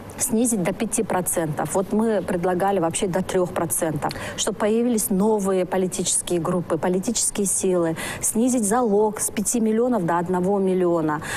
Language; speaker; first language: Russian; non-native, local second language; Kyrgyz